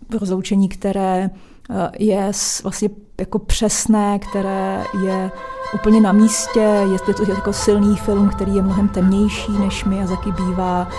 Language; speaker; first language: Czech; native; Czech